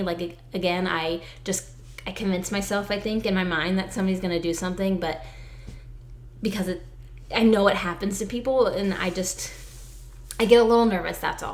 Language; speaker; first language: English; native; English